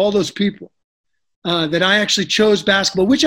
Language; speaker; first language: English; native; English